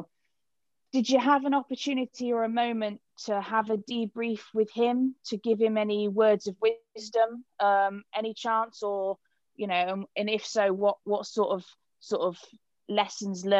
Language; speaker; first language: English; native; English